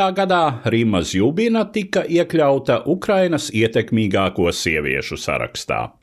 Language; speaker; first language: Latvian; native; Latvian